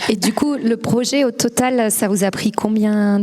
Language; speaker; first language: French; native; French